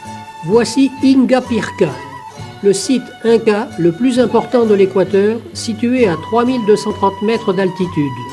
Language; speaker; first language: French; native; French